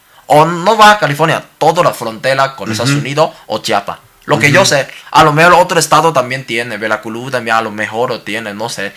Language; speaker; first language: Spanish; non-native, learner; Cantonese